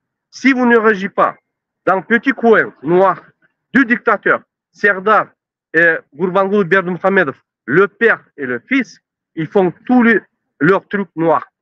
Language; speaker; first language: French; non-native, learner; Turkmen